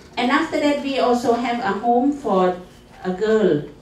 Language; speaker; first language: English; non-native, fluent; Thai